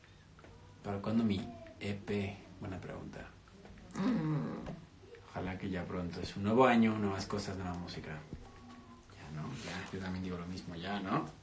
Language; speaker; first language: Spanish; native; Spanish